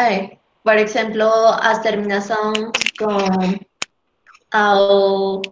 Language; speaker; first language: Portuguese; non-native, learner; Spanish